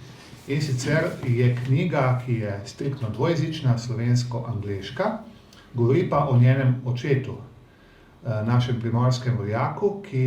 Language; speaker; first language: Slovenian; native; Slovenian